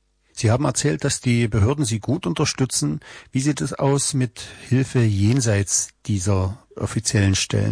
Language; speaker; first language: German; native; German